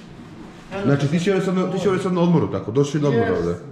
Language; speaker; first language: Serbian; native; Serbian